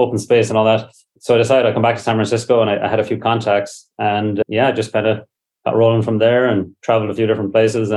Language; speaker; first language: English; native; English